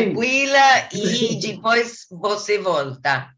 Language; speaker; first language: Portuguese; non-native, learner; Spanish